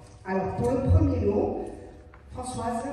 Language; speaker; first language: French; native; French